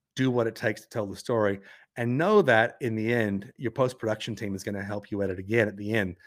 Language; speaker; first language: English; native; English